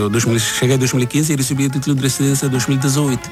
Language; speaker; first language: Portuguese; non-native, learner; Bangla